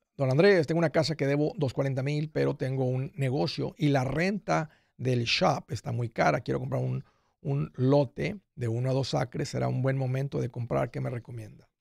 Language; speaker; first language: Spanish; native; Spanish